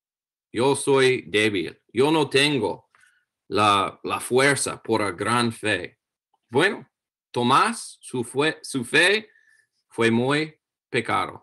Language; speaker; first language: Spanish; non-native, learner; English